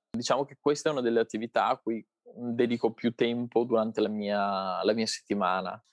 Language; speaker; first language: Italian; native; Italian